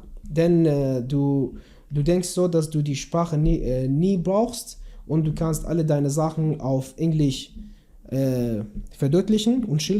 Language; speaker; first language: German; non-native, learner; Kurdish